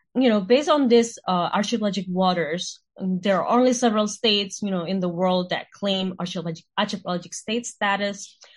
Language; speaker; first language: English; non-native, fluent; Indonesian